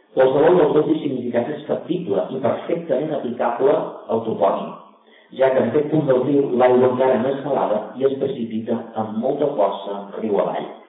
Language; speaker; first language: Catalan; native; Catalan